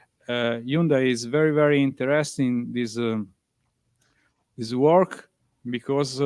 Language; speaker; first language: English; non-native, learner; Italian